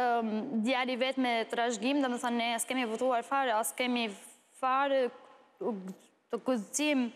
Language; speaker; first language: Albanian; non-native, learner; Arabic